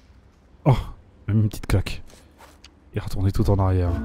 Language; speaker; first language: French; native; French